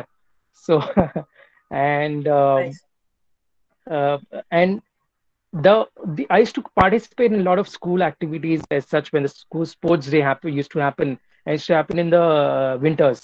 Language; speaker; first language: English; non-native, local second language; Telugu